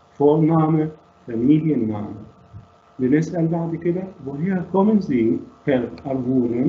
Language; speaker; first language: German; non-native, fluent; Arabic